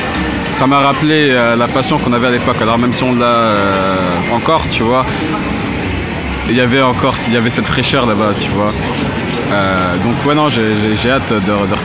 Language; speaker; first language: French; native; French